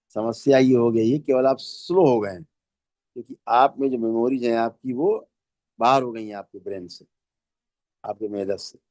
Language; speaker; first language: Hindi; native; Hindi